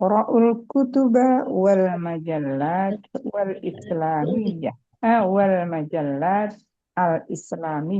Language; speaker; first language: Arabic; non-native, learner; Indonesian